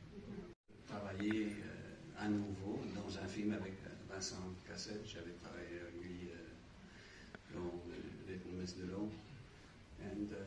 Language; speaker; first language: French; non-native, fluent; English